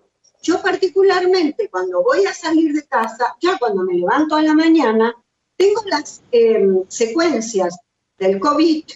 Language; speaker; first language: Spanish; native; Spanish